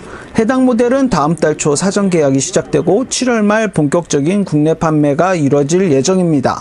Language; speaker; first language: Korean; native; Korean